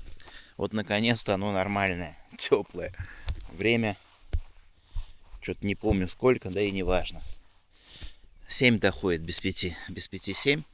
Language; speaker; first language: Russian; native; Russian